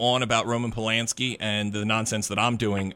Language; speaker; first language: English; native; English